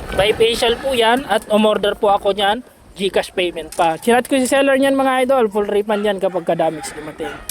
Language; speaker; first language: Filipino; non-native, local second language; Bikol